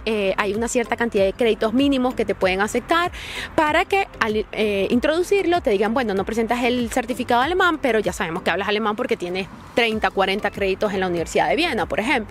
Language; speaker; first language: Spanish; native; Spanish